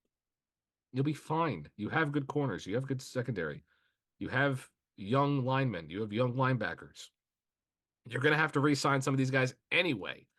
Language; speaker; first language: English; native; English